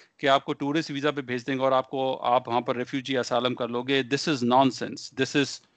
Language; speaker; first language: Hindi; native; Hindi